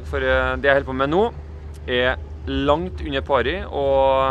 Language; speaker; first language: Norwegian; native; Norwegian